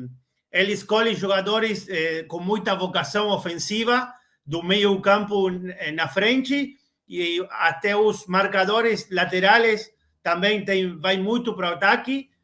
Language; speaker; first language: Portuguese; non-native, learner; Spanish